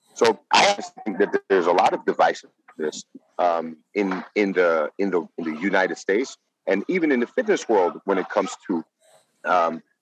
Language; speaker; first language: English; non-native, fluent; Dutch